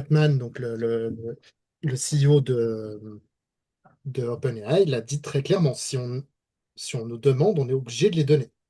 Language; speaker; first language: French; native; French